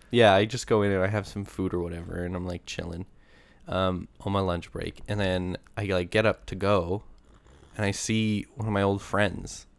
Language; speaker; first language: English; native; English